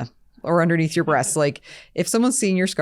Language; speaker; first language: English; native; English